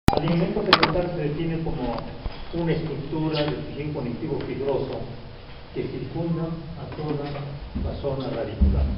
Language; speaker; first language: Spanish; native; Spanish